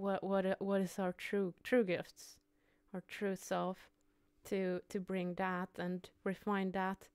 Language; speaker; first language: English; non-native, fluent; Finnish